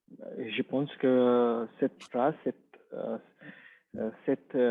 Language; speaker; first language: French; non-native, learner; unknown